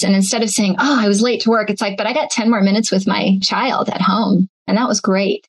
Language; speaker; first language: English; native; English